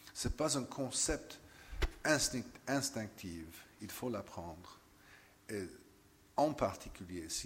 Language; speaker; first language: French; non-native, fluent; English